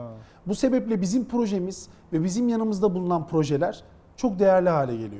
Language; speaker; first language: Turkish; native; Turkish